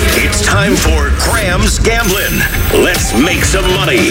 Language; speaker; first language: English; native; English